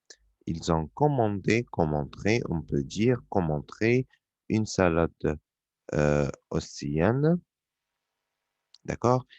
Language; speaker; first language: French; non-native, fluent; Arabic